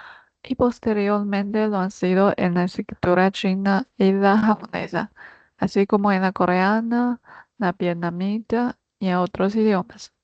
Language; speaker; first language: Spanish; non-native, fluent; Chinese